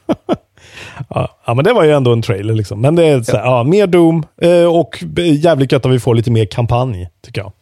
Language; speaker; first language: Swedish; native; Swedish